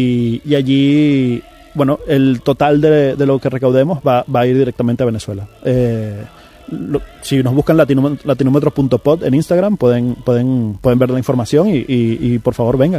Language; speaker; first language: Spanish; native; Spanish